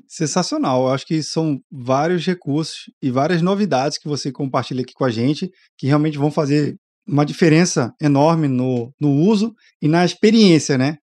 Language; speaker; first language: Portuguese; native; Portuguese